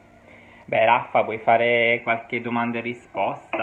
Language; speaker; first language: Italian; native; Italian